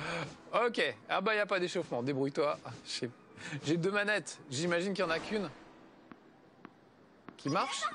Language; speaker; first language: French; native; French